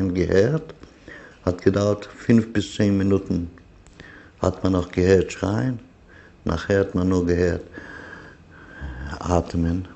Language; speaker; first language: German; non-native, fluent; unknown